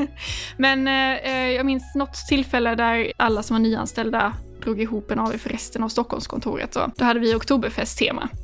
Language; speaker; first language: Swedish; native; Swedish